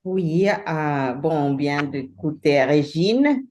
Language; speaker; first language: French; non-native, fluent; Spanish